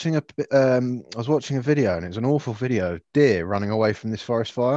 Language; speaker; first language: English; native; English